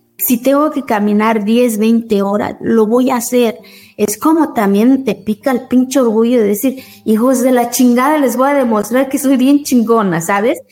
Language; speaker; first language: Spanish; non-native, local second language; Zapotec